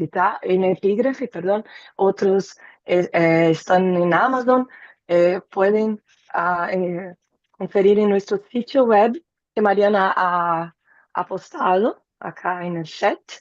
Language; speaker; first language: Spanish; non-native, fluent; Portuguese